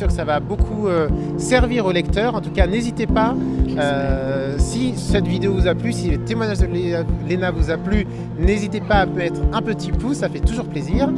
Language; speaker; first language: French; native; French